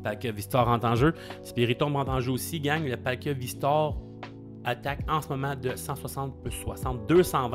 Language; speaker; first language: French; native; French